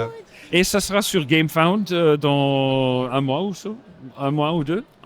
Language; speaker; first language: French; non-native, local second language; Dutch